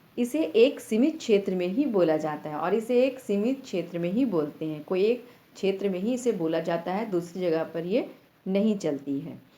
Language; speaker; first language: Hindi; native; Hindi